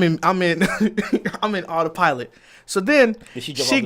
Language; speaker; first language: English; native; English